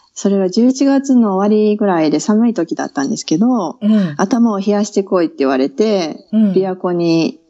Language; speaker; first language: Japanese; native; Japanese